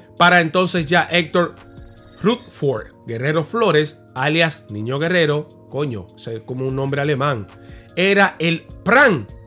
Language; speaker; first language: Spanish; native; Spanish